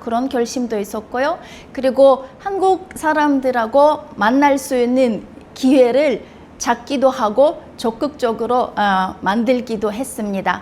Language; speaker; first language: Korean; non-native, fluent; Russian